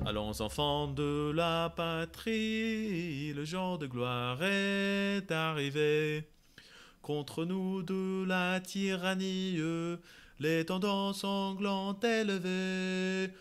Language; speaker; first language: French; non-native, fluent; English